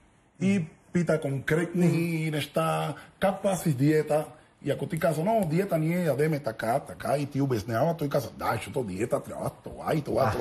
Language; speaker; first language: Bulgarian; non-native, learner; Spanish